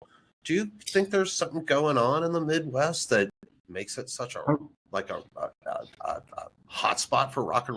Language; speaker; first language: English; native; English